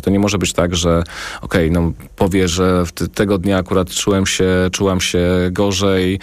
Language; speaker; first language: Polish; native; Polish